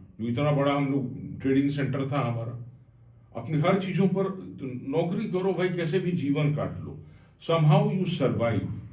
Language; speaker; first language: Hindi; non-native, local second language; Bhojpuri